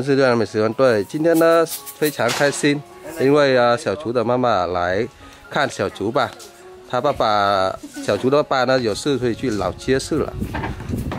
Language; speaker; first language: Chinese; non-native, learner; Vietnamese